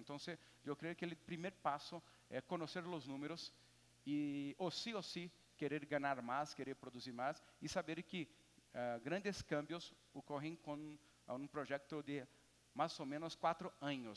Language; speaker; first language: Spanish; non-native, learner; Portuguese